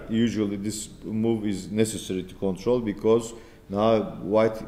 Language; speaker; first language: English; non-native, fluent; Turkish